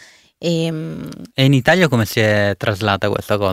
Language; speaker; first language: Italian; early bilingual, other home language; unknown